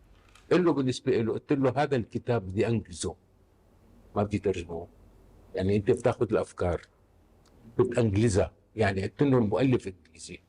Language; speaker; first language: Arabic; native; Arabic